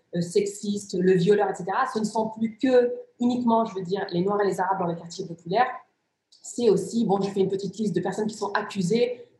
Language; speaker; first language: French; early bilingual, other home language; Riffian